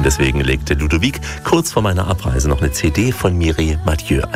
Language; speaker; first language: German; native; German